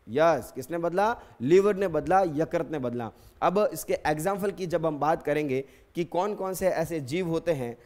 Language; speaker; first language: Hindi; native; Hindi